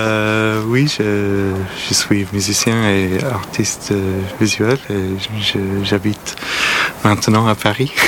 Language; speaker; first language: French; non-native, learner; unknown